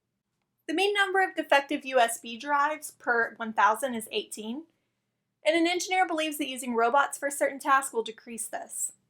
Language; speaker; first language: English; native; English